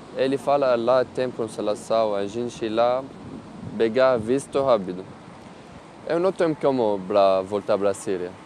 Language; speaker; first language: Portuguese; non-native, learner; Arabic